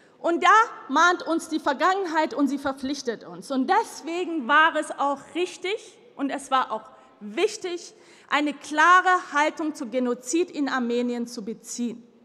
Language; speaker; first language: German; early bilingual, other home language; Turkish